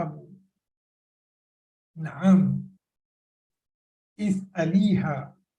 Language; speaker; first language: Arabic; non-native, fluent; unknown